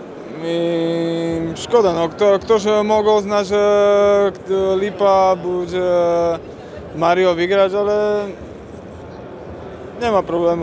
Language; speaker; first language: Polish; non-native, learner; Slovak